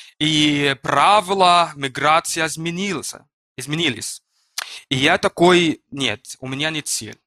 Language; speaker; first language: Russian; non-native, learner; Arabic